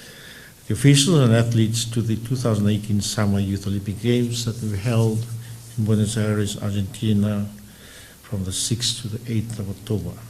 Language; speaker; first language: English; non-native, local second language; Fijian